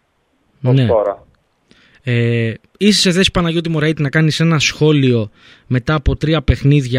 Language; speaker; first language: Greek; native; Greek